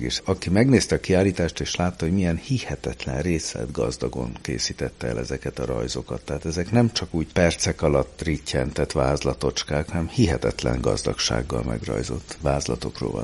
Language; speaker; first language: Hungarian; native; Hungarian